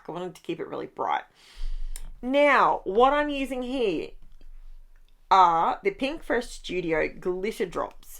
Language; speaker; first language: English; native; English